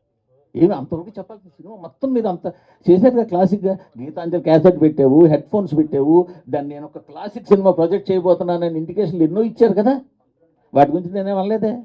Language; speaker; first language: Telugu; native; Telugu